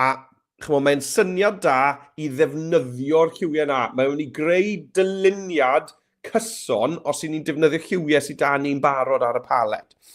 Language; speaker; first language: Welsh; native; Welsh